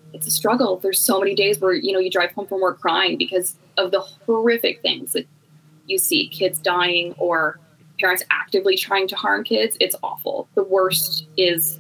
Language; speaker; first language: English; native; English